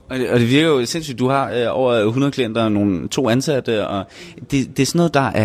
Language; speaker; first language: Danish; native; Danish